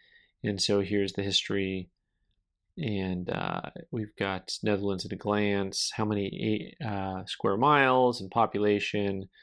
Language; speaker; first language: English; native; English